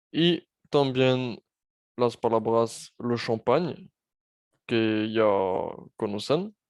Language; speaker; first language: Spanish; non-native, fluent; French